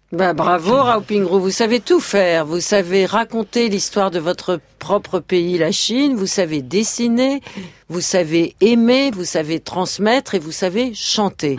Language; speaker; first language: French; native; French